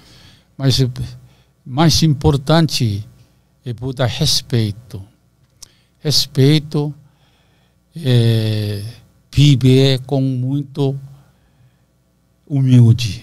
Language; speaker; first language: Portuguese; non-native, learner; Korean